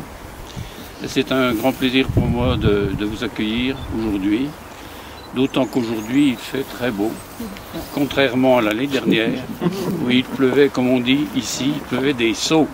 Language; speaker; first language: French; native; French